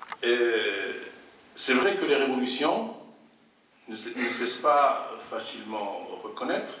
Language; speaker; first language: French; non-native, local second language; Arabic